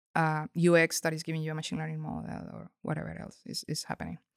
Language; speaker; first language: English; non-native, fluent; Spanish